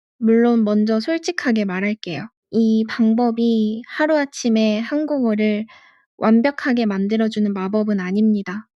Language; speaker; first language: Korean; non-native, fluent; Arabic